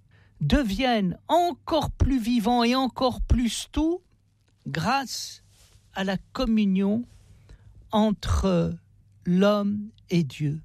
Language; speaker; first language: French; native; French